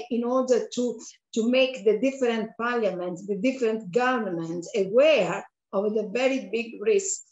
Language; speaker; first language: English; non-native, fluent; Italian